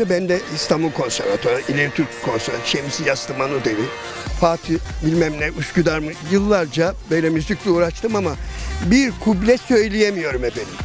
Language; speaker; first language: Turkish; native; Turkish